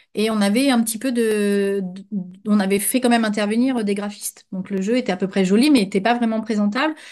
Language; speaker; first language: French; native; French